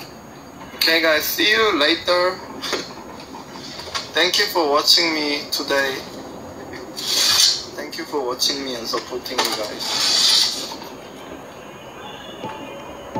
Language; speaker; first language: English; non-native, learner; Korean